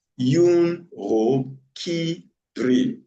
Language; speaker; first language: French; non-native, learner; English